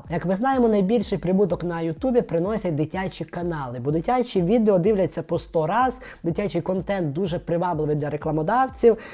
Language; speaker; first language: Ukrainian; non-native, local second language; Russian